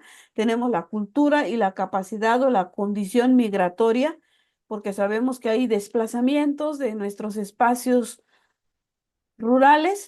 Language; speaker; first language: Spanish; native; Spanish